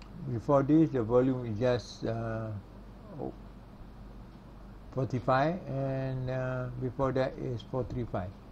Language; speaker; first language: English; non-native, local second language; Malay